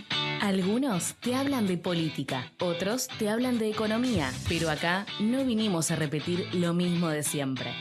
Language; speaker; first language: Spanish; native; Spanish